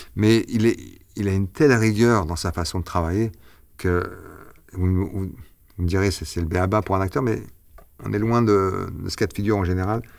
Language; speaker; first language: French; early bilingual, other home language; Arabic